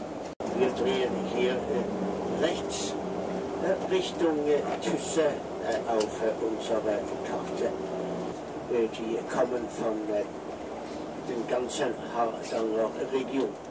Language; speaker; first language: German; non-native, fluent; Norwegian